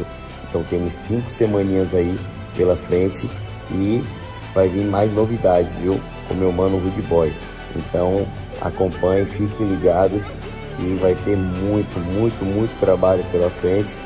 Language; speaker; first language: Portuguese; native; Portuguese